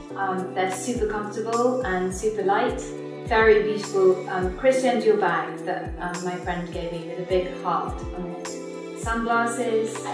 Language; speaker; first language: English; native; English